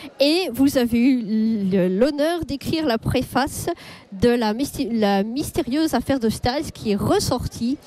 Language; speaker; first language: French; native; French